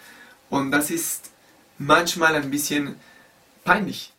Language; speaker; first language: German; non-native, learner; Spanish